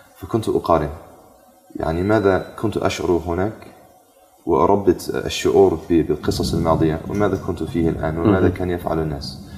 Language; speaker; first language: Arabic; non-native, fluent; English